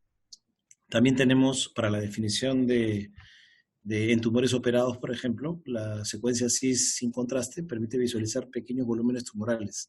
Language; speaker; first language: Spanish; native; Spanish